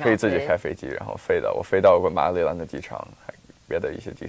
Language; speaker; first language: Chinese; early bilingual, heritage; Chinese